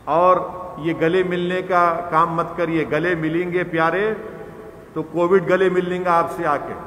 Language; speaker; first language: Hindi; non-native, local second language; Urdu